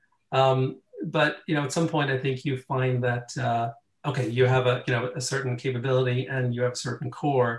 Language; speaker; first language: English; native; English